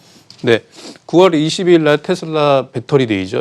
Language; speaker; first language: Korean; native; Korean